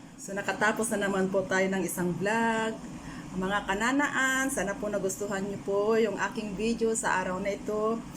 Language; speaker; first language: Filipino; non-native, local second language; Iloko